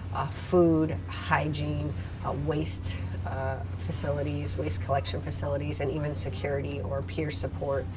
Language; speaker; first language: English; native; English